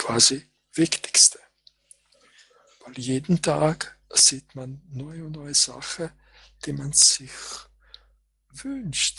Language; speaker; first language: German; non-native, fluent; Croatian